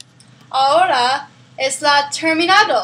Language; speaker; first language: Spanish; non-native, learner; English